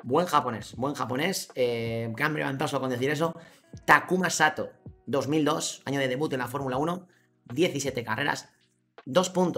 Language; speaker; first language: Spanish; native; Spanish